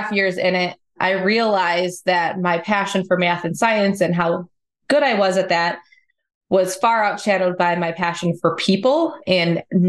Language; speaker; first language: English; native; English